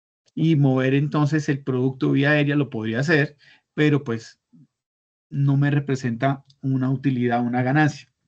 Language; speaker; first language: Spanish; native; Spanish